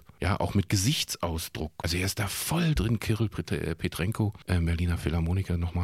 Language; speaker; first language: German; native; German